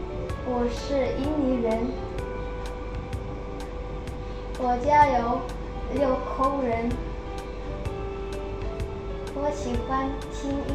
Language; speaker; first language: Chinese; non-native, learner; Indonesian